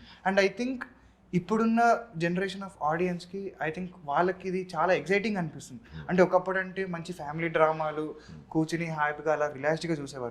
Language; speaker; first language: Telugu; native; Telugu